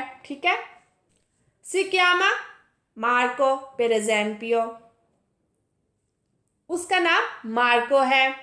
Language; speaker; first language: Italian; non-native, fluent; Urdu